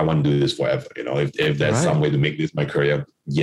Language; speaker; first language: English; non-native, local second language; Chinese